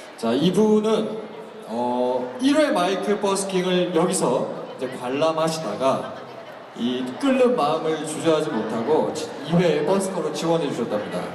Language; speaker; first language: Korean; native; Korean